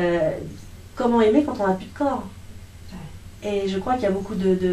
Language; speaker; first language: French; native; French